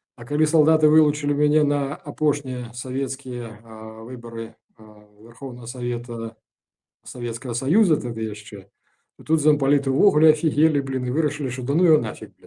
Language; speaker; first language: Belarusian; native; Belarusian